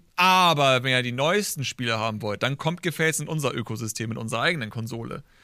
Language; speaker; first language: German; native; German